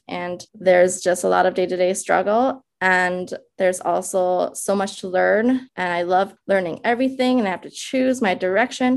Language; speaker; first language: English; early bilingual, other home language; Chinese